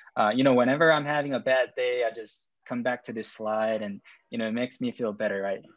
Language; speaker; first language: English; non-native, fluent; Korean